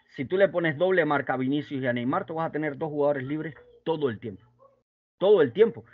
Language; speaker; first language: Spanish; native; Spanish